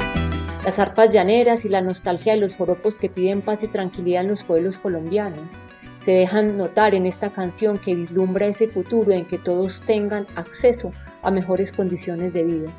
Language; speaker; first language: Spanish; native; Spanish